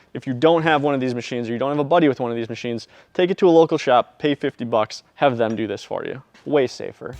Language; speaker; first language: English; native; English